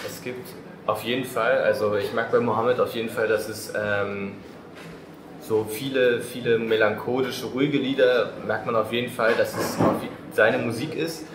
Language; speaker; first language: German; native; German